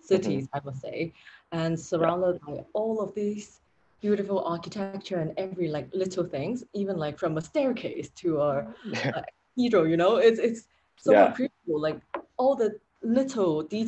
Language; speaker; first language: English; non-native, local second language; Cantonese